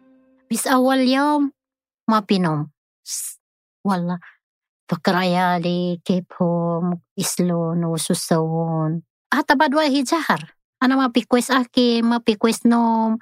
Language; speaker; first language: Arabic; non-native, learner; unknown